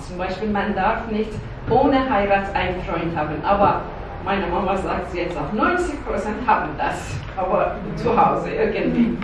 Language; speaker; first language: German; non-native, learner; Persian